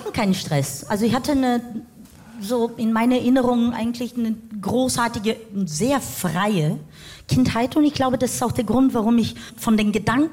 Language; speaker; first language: German; non-native, fluent; Bulgarian